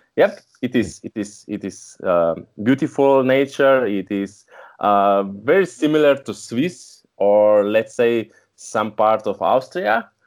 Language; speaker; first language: English; non-native, learner; Slovenian